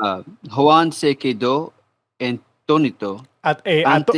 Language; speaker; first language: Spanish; non-native, learner; English